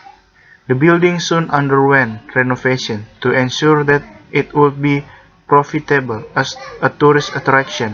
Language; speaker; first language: English; non-native, learner; Indonesian